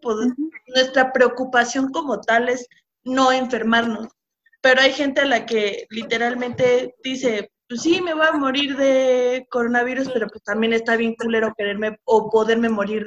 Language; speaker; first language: Spanish; native; Spanish